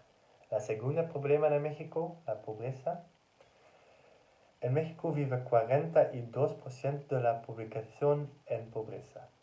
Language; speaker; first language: Spanish; non-native, learner; Dutch